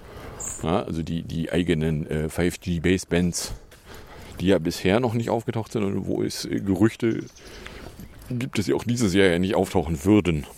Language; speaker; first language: German; native; German